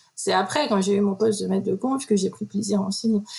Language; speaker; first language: French; native; French